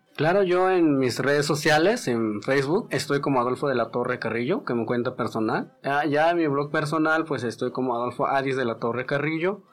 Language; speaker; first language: Spanish; non-native, local second language; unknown